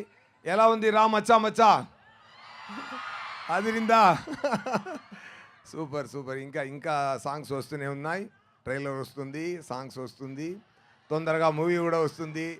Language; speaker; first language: Telugu; non-native, fluent; Tamil